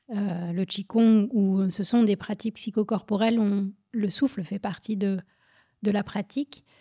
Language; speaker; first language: French; native; French